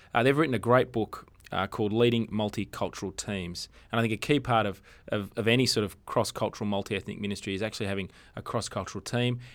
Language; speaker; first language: English; native; English